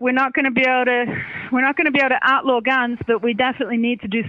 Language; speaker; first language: English; native; English